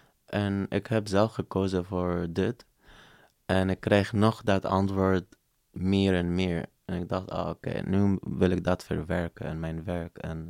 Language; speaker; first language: Dutch; non-native, fluent; Arabic